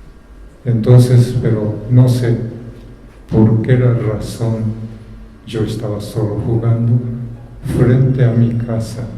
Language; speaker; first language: Spanish; non-native, fluent; Japanese